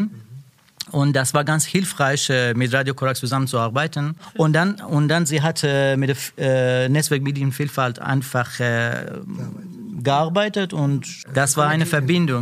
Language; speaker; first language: German; non-native, learner; Persian